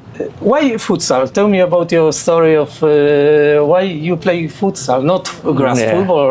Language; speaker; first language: English; non-native, learner; Polish